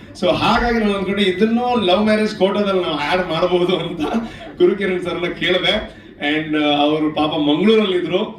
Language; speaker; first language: Kannada; non-native, local second language; Tulu